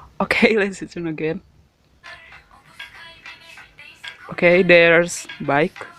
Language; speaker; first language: English; non-native, learner; Indonesian